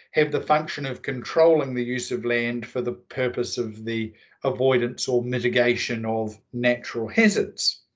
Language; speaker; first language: English; native; English